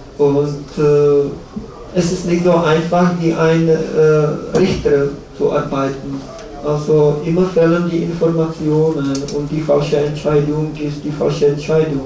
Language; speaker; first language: German; non-native, learner; Czech